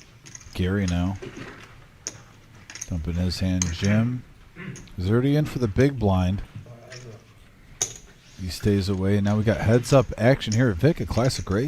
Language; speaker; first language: English; native; English